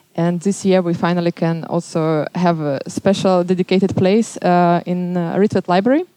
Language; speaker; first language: English; non-native, fluent; Belarusian